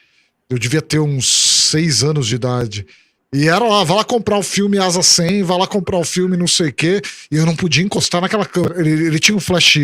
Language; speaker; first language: Portuguese; native; Portuguese